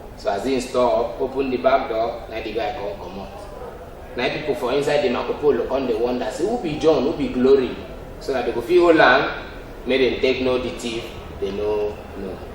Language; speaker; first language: Nigerian Pidgin; non-native, local second language; Ibibio